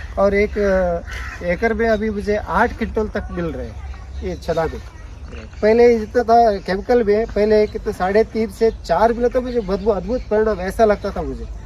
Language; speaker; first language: Hindi; non-native, local second language; Kannada